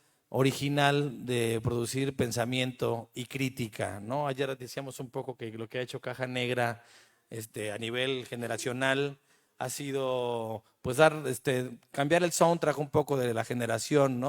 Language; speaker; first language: Spanish; native; Spanish